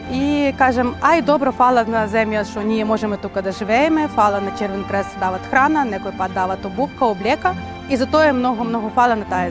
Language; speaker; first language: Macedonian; non-native, learner; Ukrainian